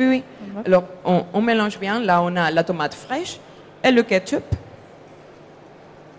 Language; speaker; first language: French; non-native, fluent; Spanish